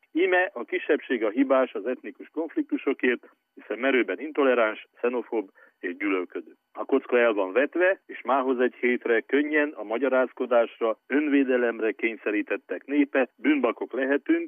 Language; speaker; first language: Hungarian; native; Hungarian